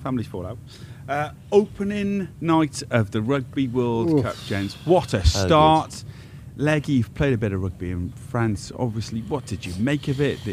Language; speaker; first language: English; native; English